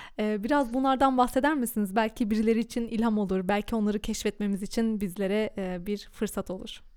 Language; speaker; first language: Turkish; early bilingual, heritage; Turkish